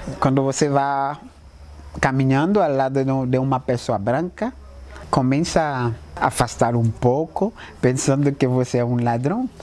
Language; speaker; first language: Portuguese; non-native, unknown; Haitian Creole